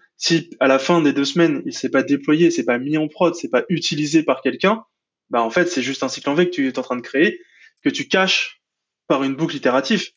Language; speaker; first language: French; native; French